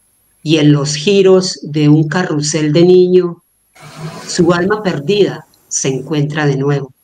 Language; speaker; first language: Spanish; native; Spanish